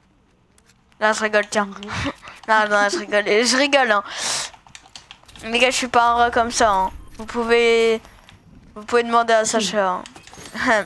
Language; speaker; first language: French; native; French